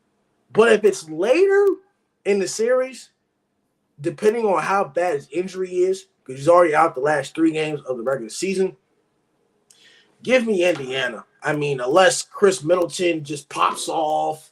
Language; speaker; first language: English; native; English